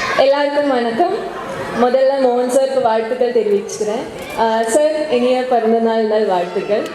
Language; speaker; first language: Tamil; non-native, fluent; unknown